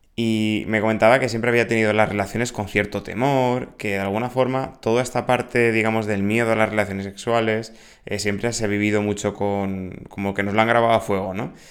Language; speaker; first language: Spanish; native; Spanish